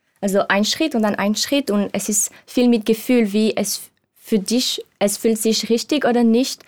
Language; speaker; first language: German; non-native, learner; French